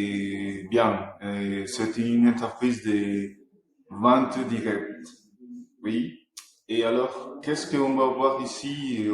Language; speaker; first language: French; non-native, fluent; Spanish